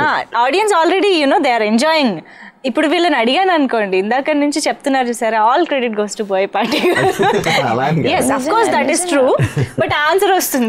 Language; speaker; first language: Telugu; native; Telugu